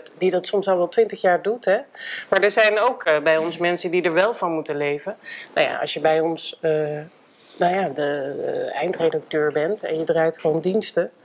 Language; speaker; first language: Dutch; native; Dutch